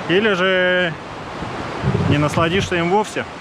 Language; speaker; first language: Russian; native; Russian